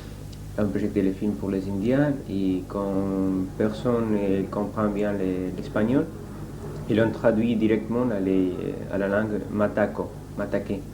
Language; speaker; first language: French; non-native, learner; Spanish